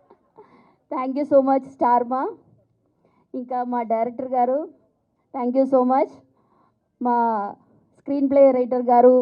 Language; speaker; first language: Telugu; non-native, fluent; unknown